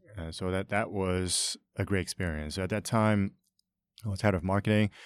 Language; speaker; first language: English; non-native, local second language; Cantonese